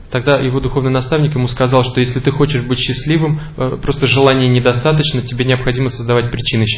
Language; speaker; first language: Russian; native; Russian